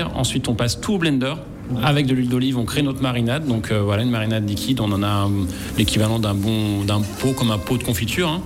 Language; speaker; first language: French; native; French